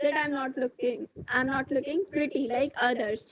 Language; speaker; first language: English; non-native, learner; Hindi